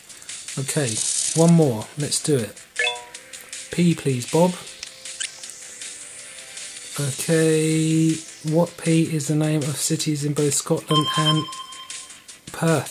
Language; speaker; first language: English; native; English